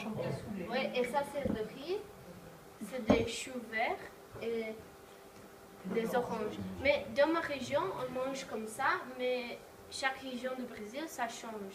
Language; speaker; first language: French; non-native, learner; Portuguese